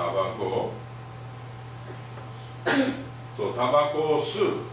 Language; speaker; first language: English; non-native, fluent; Japanese